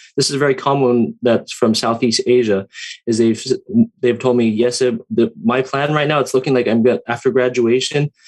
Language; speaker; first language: English; native; English